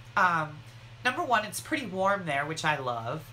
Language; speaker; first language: English; native; English